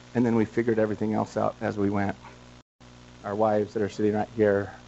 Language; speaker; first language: English; native; English